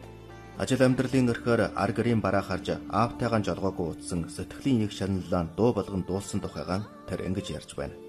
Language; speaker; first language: Mongolian; native; Mongolian